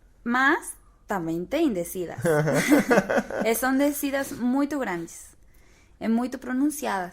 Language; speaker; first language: Portuguese; non-native, fluent; Spanish